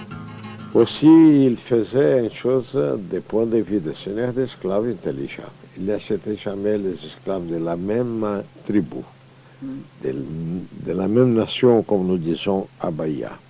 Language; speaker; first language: French; non-native, fluent; Portuguese